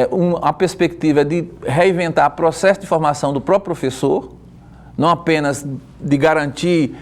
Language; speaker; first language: Portuguese; native; Portuguese